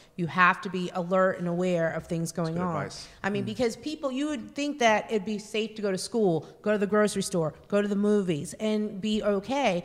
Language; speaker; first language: English; native; English